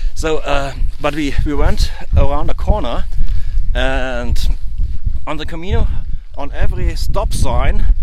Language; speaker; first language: English; non-native, learner; German